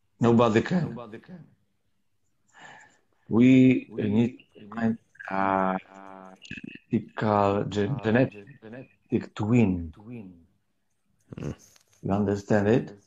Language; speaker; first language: English; non-native, learner; Polish